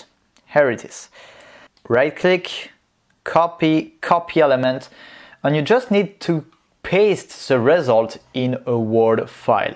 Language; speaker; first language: English; non-native, fluent; French